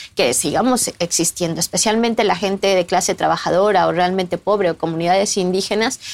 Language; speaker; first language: Spanish; native; Spanish